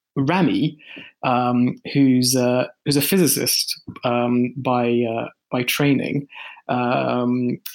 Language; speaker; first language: English; early bilingual, other home language; Hindi